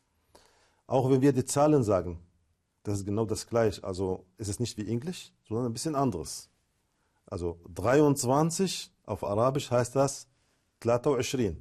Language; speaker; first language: German; non-native, fluent; Arabic